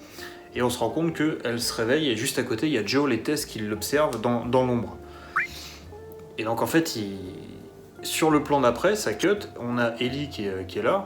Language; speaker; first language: French; native; French